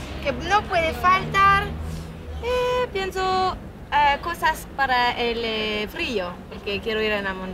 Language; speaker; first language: Spanish; non-native, learner; French